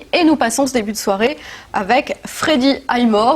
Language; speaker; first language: French; native; French